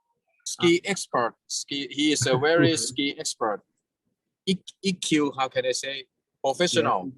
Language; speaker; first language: English; non-native, fluent; Thai